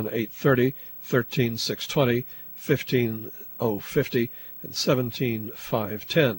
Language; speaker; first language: English; native; English